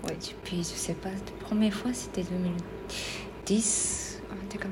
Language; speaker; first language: French; non-native, fluent; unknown